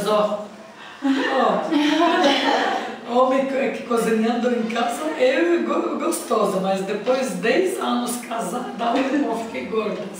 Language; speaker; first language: Portuguese; non-native, learner; Arabic